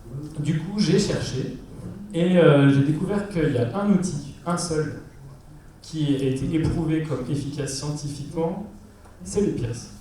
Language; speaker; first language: French; native; French